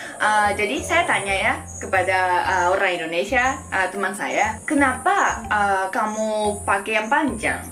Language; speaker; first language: Indonesian; non-native, fluent; Japanese